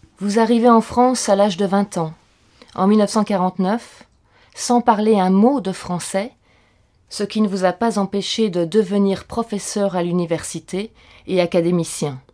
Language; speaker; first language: French; native; French